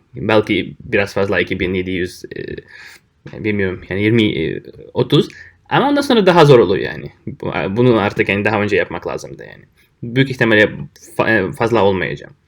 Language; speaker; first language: Turkish; non-native, fluent; Russian